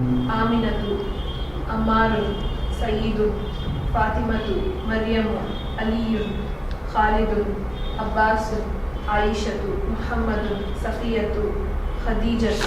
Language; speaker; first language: Arabic; non-native, learner; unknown